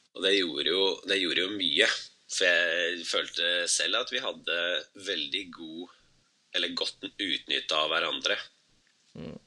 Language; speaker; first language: Norwegian; early bilingual, other home language; Spanish